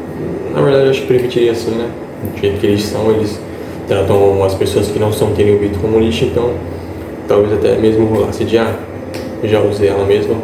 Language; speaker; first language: Portuguese; native; Portuguese